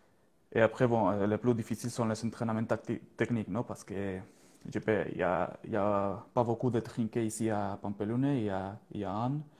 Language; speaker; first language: French; non-native, learner; Spanish